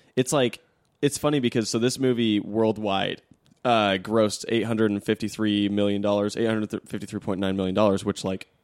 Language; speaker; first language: English; native; English